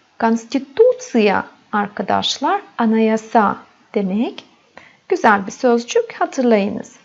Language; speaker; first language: Turkish; non-native, fluent; Russian